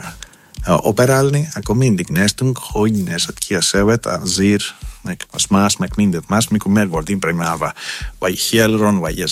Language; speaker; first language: Hungarian; non-native, fluent; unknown